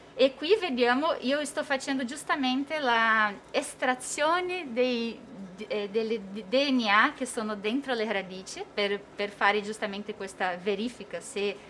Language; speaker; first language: Italian; non-native, fluent; Portuguese